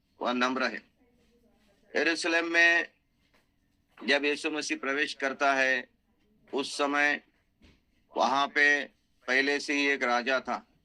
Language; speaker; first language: Hindi; non-native, local second language; Marathi